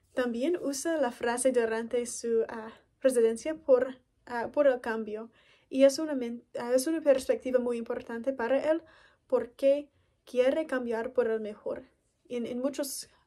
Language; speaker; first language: Spanish; non-native, learner; English